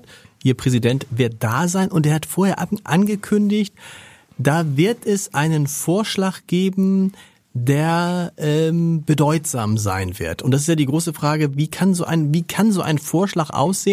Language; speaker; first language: German; native; German